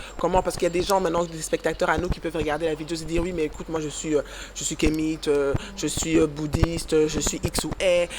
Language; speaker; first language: French; non-native, local second language; Lingala